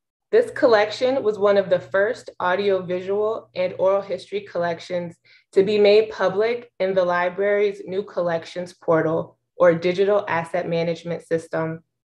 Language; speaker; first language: English; native; English